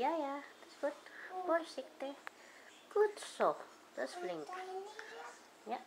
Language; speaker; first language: Dutch; non-native, learner; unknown